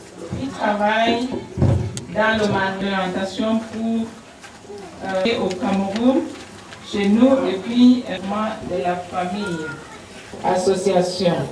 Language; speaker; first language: French; non-native, local second language; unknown